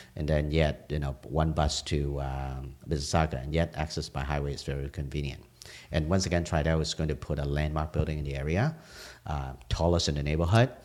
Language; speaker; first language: English; non-native, local second language; Cantonese